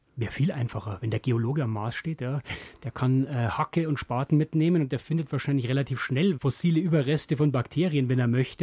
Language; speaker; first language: German; native; German